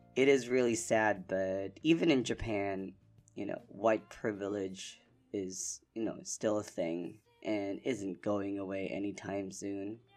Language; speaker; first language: English; non-native, local second language; Filipino